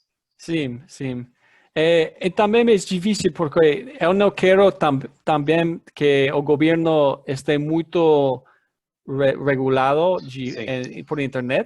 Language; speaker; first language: Portuguese; non-native, learner; English